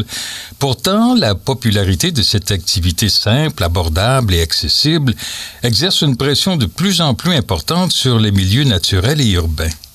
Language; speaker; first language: French; native; French